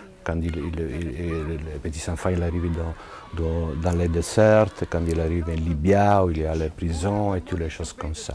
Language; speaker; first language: French; non-native, learner; Italian